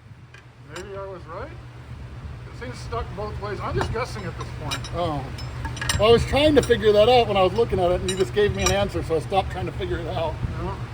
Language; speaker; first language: English; native; English